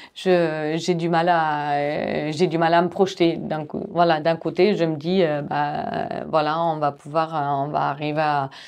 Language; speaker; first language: French; non-native, fluent; German